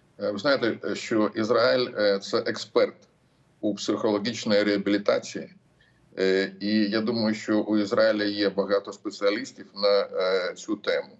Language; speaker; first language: Ukrainian; non-native, local second language; Russian